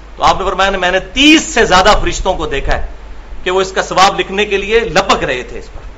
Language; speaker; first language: Urdu; non-native, local second language; Punjabi